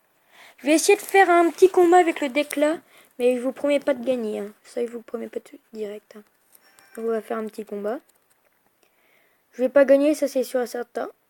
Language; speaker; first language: French; native; French